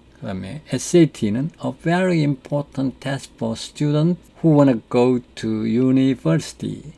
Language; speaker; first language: English; non-native, fluent; Korean